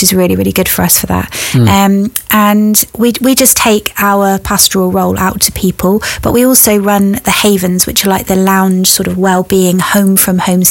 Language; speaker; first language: English; native; English